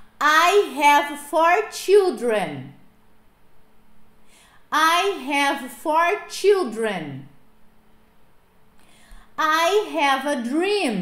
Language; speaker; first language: English; non-native, fluent; Portuguese